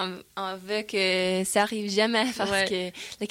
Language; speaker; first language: French; non-native, fluent; English